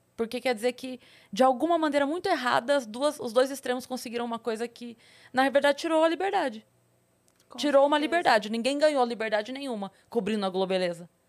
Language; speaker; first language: Portuguese; native; Portuguese